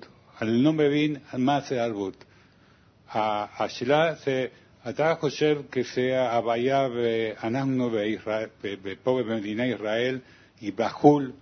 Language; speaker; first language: Hebrew; non-native, learner; Spanish